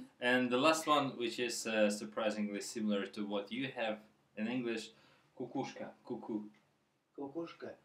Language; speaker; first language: English; non-native, fluent; Russian